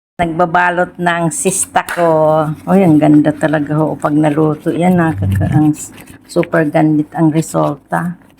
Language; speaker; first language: Filipino; non-native, local second language; Masbatenyo